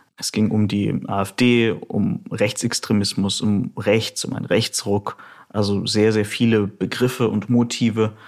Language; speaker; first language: German; early bilingual, other home language; Russian